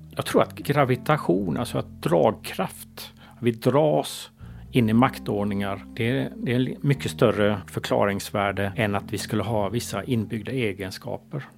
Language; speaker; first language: Swedish; native; Swedish